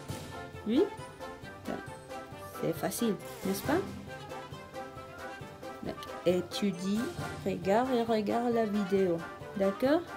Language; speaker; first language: French; non-native, fluent; Spanish